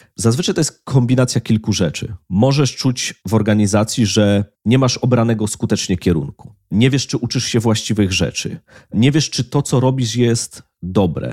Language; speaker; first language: Polish; native; Polish